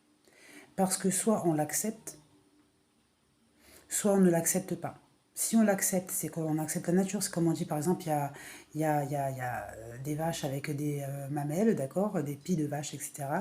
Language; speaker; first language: French; native; French